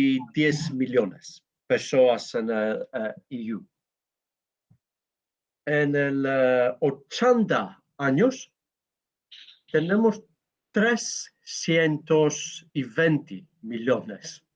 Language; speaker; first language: Spanish; non-native, learner; Greek